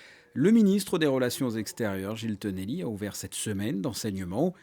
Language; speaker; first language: French; native; French